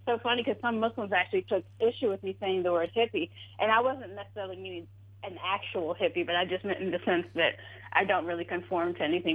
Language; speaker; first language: English; native; English